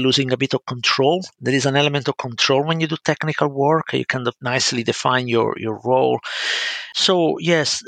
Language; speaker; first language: English; non-native, fluent; Italian